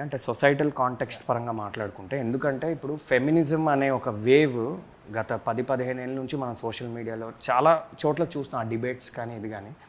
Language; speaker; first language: Telugu; native; Telugu